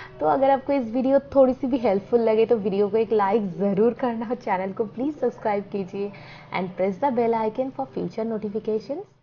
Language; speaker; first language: Hindi; non-native, local second language; Bangla